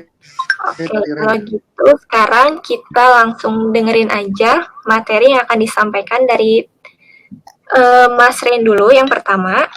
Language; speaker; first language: Indonesian; native; Indonesian